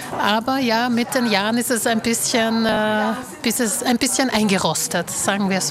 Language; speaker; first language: German; early bilingual, other home language; Slovak